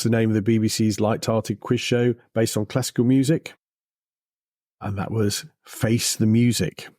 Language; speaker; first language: English; native; English